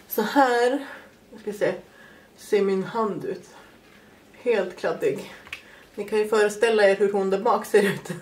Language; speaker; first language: Swedish; native; Swedish